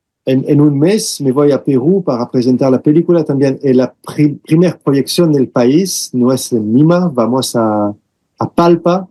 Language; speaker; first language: Spanish; non-native, fluent; French